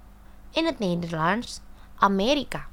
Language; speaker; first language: Dutch; non-native, fluent; Indonesian